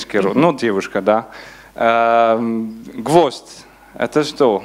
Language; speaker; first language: Russian; non-native, learner; Dutch